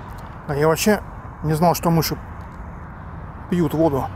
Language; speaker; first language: Russian; native; Russian